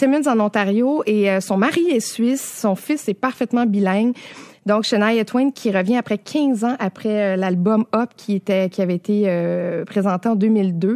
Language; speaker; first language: French; native; French